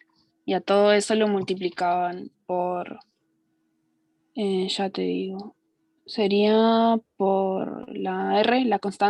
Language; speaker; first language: Spanish; native; Spanish